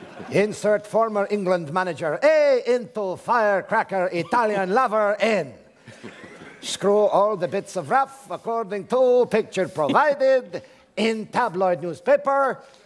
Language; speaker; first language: English; native; English